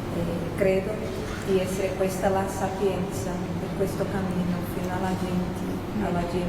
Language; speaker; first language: Italian; non-native, fluent; Portuguese